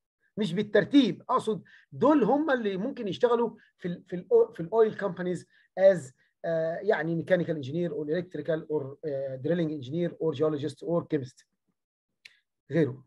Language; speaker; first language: Arabic; native; Arabic